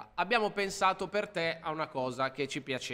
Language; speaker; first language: Italian; native; Italian